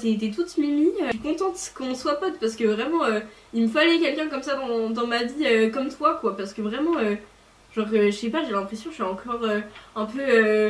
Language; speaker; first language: French; native; French